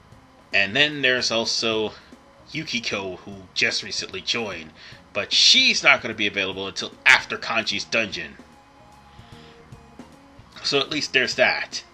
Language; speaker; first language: English; native; English